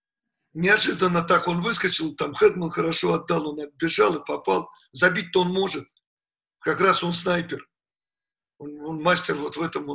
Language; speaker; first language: Russian; native; Russian